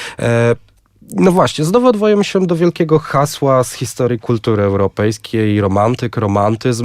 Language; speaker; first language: Polish; native; Polish